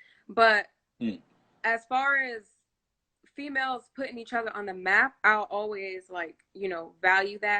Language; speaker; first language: English; native; English